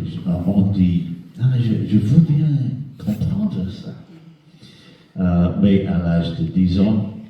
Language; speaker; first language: French; non-native, fluent; English